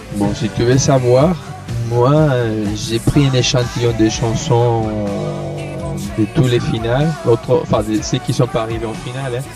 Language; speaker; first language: French; non-native, fluent; Spanish